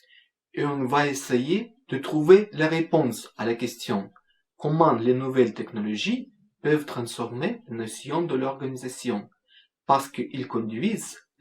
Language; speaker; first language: French; non-native, fluent; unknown